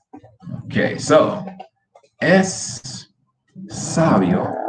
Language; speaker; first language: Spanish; non-native, fluent; English